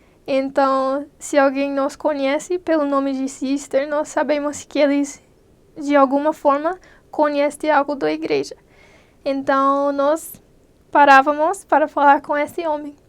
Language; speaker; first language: Portuguese; non-native, fluent; English